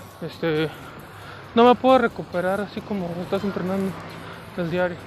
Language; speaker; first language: Spanish; native; Spanish